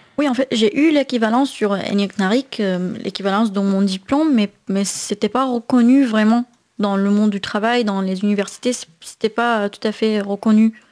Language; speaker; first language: French; non-native, fluent; Arabic